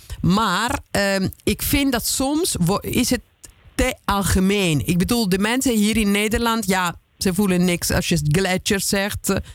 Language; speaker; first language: Dutch; non-native, fluent; Italian